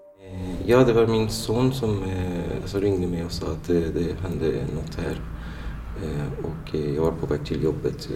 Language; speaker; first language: Swedish; non-native, fluent; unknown